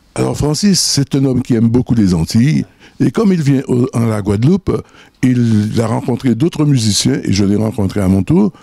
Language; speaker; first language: French; native; French